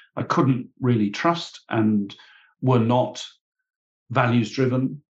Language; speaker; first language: English; native; English